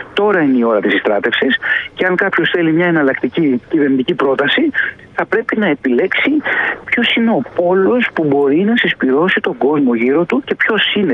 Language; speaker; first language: Greek; native; Greek